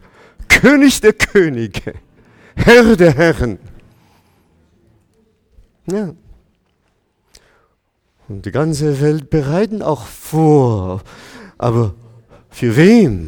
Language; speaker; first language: German; non-native, fluent; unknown